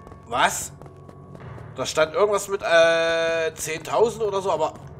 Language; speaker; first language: German; native; German